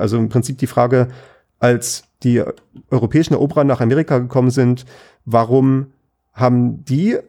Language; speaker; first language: German; native; German